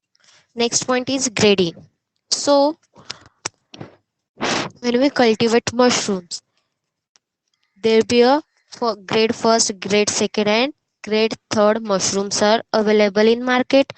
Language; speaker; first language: English; non-native, local second language; Hindi